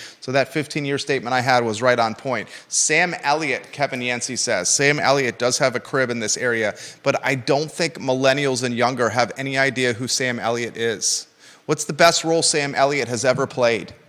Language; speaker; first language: English; native; English